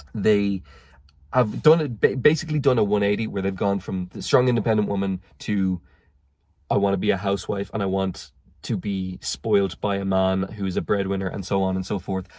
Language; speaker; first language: English; native; English